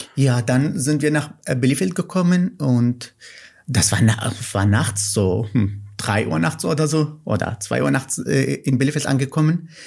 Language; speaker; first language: German; non-native, fluent; Kurdish